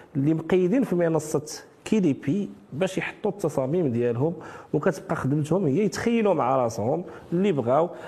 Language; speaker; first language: Arabic; native; Arabic